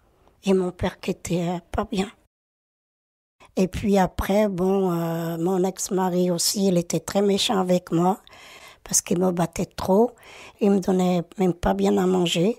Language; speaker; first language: French; early bilingual, other home language; Portuguese